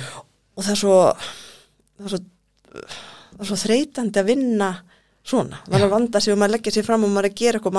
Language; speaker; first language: Icelandic; native; Icelandic